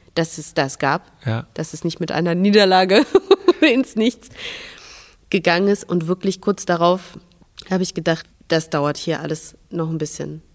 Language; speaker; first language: German; non-native, fluent; Belarusian